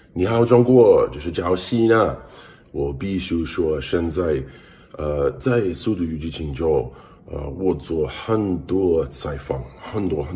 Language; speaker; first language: Chinese; non-native, learner; English